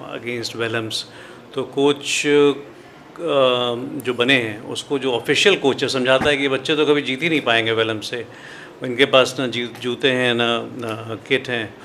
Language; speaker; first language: Hindi; native; Hindi